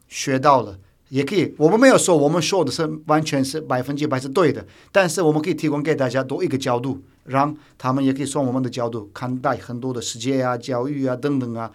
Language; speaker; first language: Chinese; non-native, fluent; Turkish